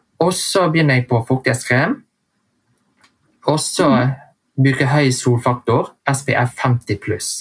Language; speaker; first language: Norwegian; early bilingual, heritage; Vietnamese